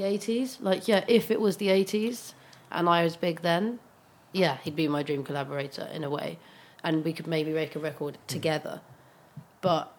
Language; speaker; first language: English; native; English